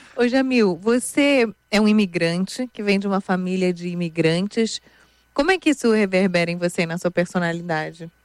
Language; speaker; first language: Portuguese; native; Portuguese